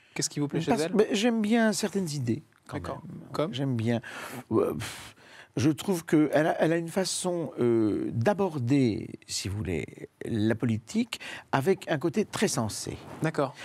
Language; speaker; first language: French; native; French